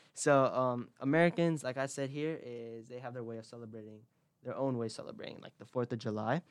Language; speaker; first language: English; early bilingual, other home language; Spanish